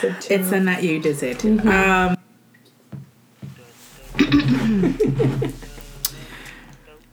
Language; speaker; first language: English; native; English